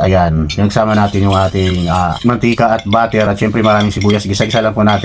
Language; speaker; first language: Filipino; native; Filipino